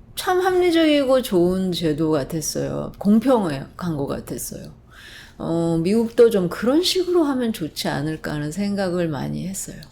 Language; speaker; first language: Korean; non-native, fluent; English